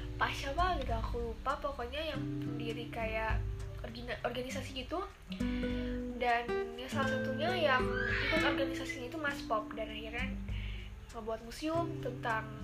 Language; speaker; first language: Indonesian; native; Indonesian